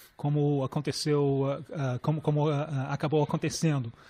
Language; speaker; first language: Portuguese; non-native, fluent; English